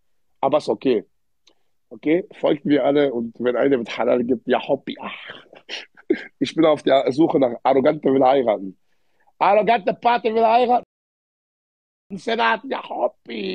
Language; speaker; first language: German; early bilingual, other home language; Arabic